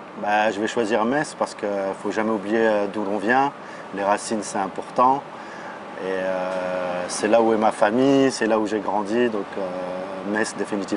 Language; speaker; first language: French; early bilingual, other home language; Arabic